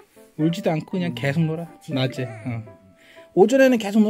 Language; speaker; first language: Korean; native; Korean